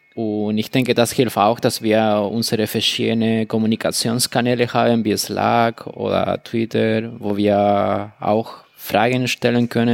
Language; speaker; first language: German; non-native, fluent; Spanish